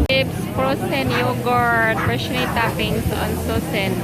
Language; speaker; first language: German; non-native, learner; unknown